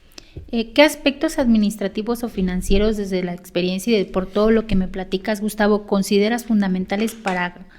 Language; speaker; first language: Spanish; native; Spanish